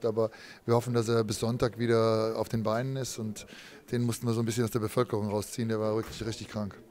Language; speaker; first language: German; native; German